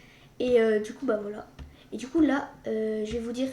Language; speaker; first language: French; native; French